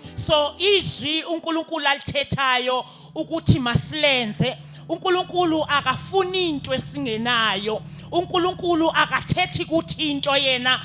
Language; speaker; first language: Zulu; non-native, local second language; Xhosa